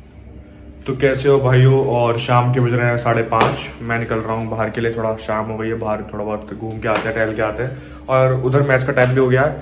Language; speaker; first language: Hindi; native; Hindi